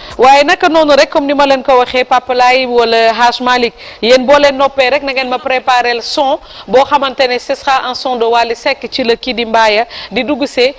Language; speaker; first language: Wolof; native; Wolof